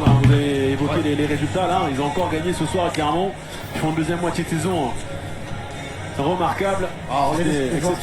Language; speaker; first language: French; native; French